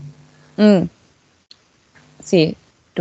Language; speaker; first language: Spanish; non-native, learner; English